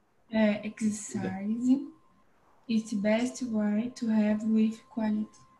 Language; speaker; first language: English; non-native, learner; Portuguese